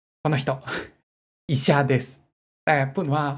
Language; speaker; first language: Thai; non-native, learner; Japanese